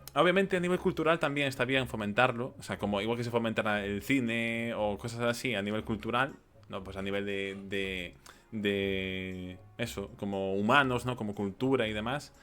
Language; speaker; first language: Spanish; native; Spanish